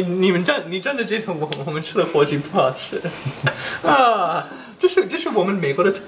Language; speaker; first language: Chinese; non-native, fluent; English